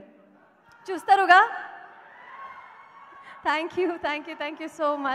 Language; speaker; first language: Telugu; non-native, learner; Hindi